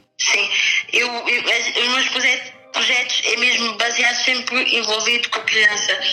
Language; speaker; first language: Portuguese; early bilingual, other home language; Kabuverdianu